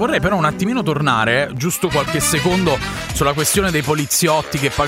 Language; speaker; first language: Italian; native; Italian